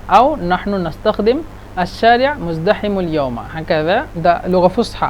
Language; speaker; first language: Egyptian Arabic; non-native, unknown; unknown